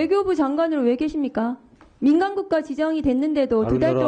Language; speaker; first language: Korean; native; Korean